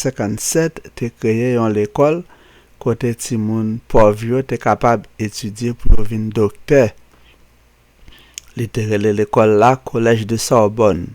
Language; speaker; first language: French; non-native, local second language; Haitian Creole